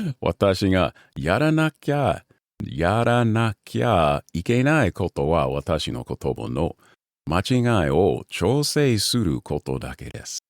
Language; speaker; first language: Japanese; non-native, learner; English